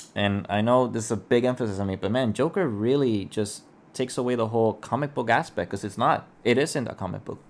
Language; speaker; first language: English; non-native, local second language; Spanish